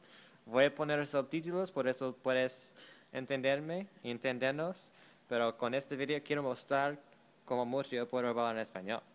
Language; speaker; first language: Spanish; non-native, learner; English